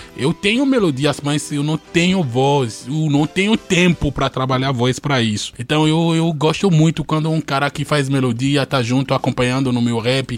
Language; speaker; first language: Portuguese; non-native, fluent; Fon